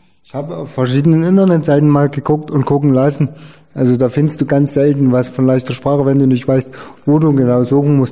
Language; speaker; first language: German; native; German